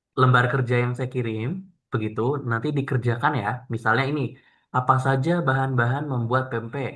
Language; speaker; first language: Indonesian; native; Indonesian